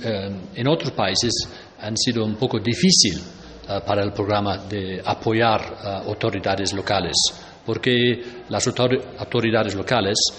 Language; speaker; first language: Spanish; non-native, fluent; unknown